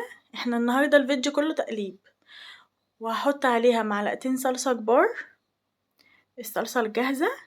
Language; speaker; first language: Arabic; native; Arabic